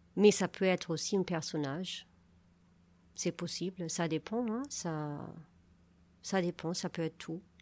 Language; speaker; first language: French; non-native, fluent; German